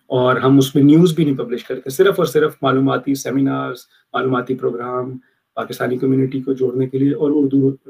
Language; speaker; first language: Urdu; native; Urdu